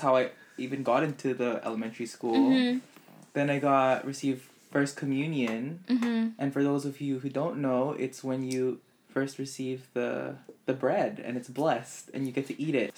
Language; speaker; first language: English; native; English